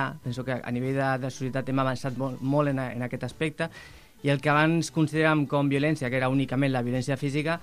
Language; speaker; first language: Catalan; native; Catalan